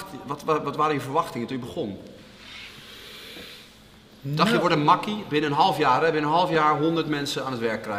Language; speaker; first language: Dutch; native; Dutch